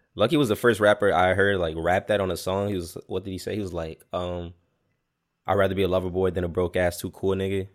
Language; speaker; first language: English; native; English